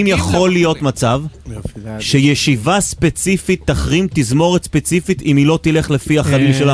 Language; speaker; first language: Hebrew; native; Hebrew